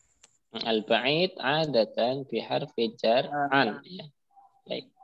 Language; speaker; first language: Arabic; non-native, fluent; Indonesian